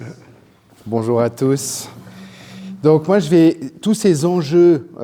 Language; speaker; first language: French; native; French